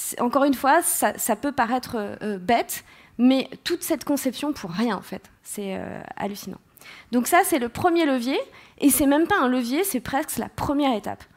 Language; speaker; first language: French; native; French